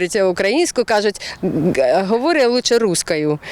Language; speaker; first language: Ukrainian; non-native, learner; Uzbek